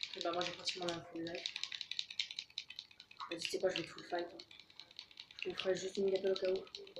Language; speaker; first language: French; native; French